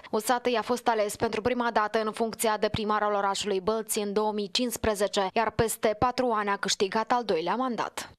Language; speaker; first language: Romanian; native; Romanian